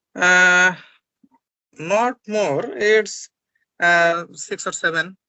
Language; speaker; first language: English; non-native, learner; Bangla